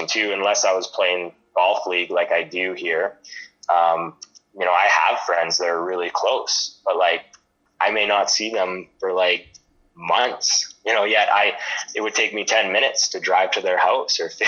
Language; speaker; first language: English; native; English